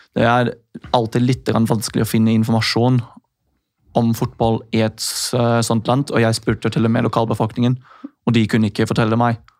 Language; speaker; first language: Norwegian; non-native, fluent; English